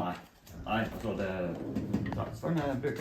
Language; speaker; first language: Norwegian; non-native, learner; Thai